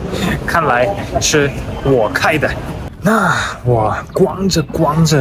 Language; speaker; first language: Chinese; non-native, fluent; German